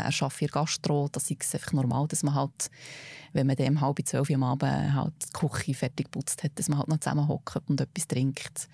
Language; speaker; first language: German; native; German